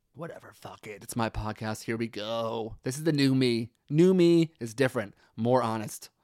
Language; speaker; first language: English; native; English